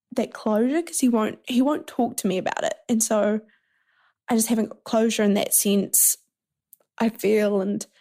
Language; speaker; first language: English; native; English